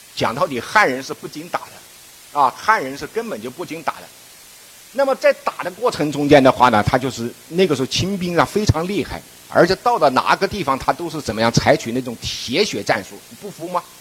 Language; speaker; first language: Chinese; native; Chinese